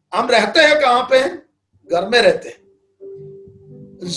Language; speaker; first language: Hindi; non-native, local second language; Malayalam